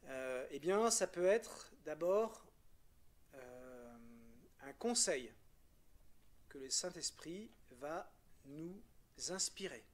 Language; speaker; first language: French; native; French